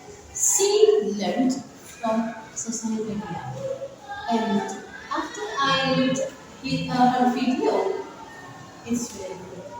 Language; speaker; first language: English; non-native, learner; Indonesian